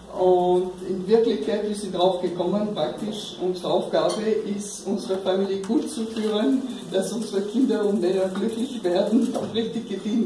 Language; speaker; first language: German; non-native, fluent; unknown